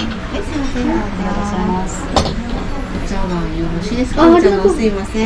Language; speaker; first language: Japanese; native; Japanese